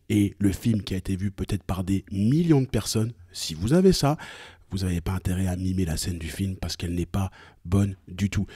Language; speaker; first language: French; native; French